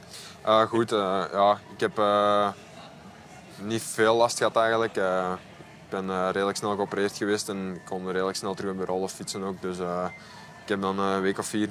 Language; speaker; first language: Dutch; native; Dutch